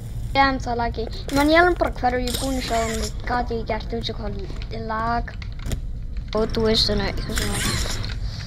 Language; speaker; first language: Icelandic; early bilingual, heritage; Icelandic